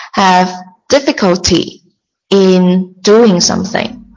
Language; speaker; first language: English; non-native, fluent; Chinese